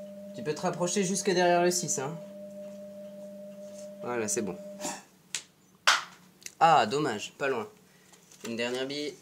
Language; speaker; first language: French; native; French